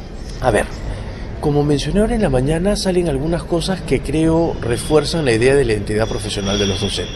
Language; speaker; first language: Spanish; native; Spanish